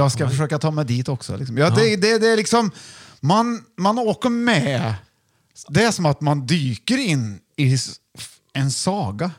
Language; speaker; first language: Swedish; native; Swedish